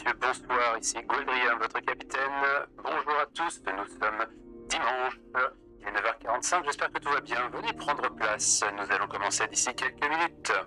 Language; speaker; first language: French; native; French